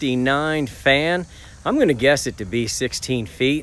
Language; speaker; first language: English; native; English